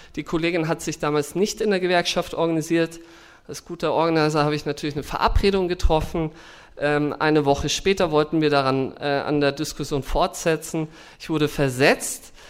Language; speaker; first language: German; native; German